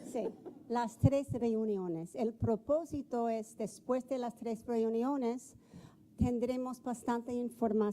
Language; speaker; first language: Spanish; non-native, fluent; English